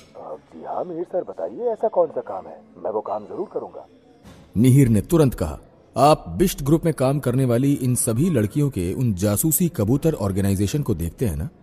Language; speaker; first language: Hindi; native; Hindi